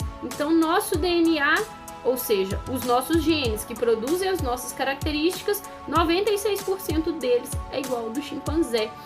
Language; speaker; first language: Portuguese; native; Portuguese